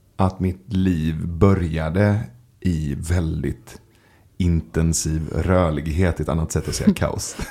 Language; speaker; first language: Swedish; early bilingual, other home language; Persian